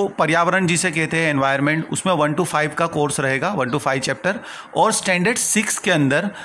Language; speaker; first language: Hindi; non-native, local second language; Gujarati